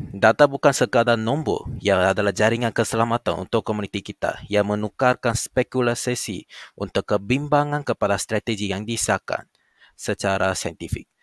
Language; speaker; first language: Malay; non-native, local second language; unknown